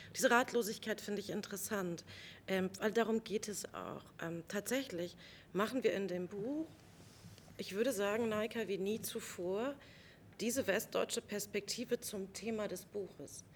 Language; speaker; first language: German; native; German